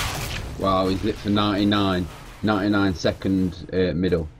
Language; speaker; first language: English; native; English